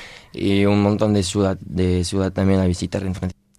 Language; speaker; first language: Spanish; non-native, learner; French